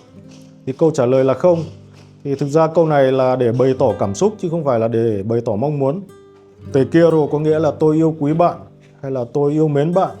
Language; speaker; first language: Vietnamese; native; Vietnamese